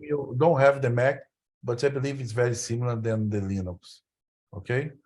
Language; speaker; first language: English; non-native, learner; Portuguese